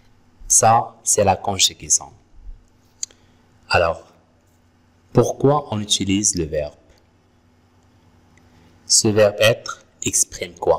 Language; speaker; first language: French; non-native, local second language; Arabic